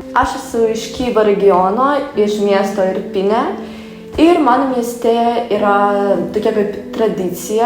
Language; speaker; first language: Lithuanian; non-native, learner; Ukrainian